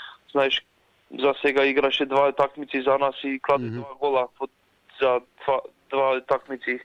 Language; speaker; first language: Macedonian; early bilingual, heritage; Macedonian